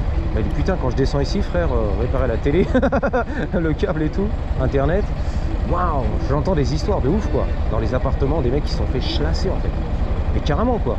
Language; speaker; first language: French; native; French